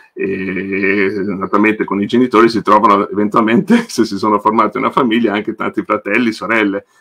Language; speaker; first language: Italian; early bilingual, other home language; English